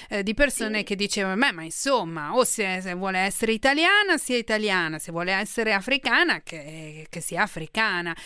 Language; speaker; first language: Italian; native; Italian